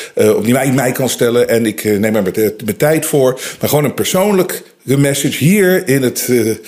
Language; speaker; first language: Dutch; native; Dutch